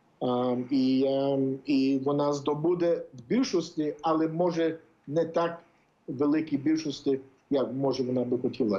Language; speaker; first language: Ukrainian; early bilingual, heritage; English